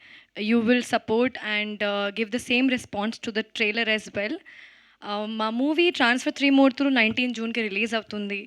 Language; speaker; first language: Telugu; non-native, fluent; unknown